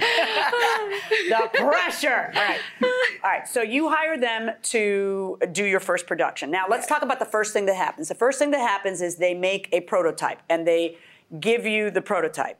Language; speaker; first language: English; early bilingual, other home language; Spanish